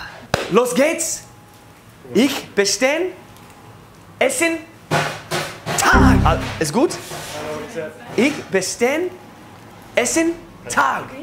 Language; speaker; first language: German; non-native, learner; English